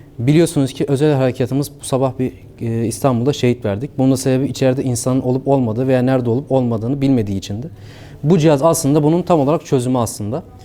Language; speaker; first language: Turkish; native; Turkish